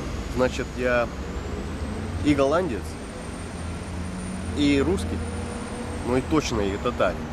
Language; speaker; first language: Russian; early bilingual, heritage; Dutch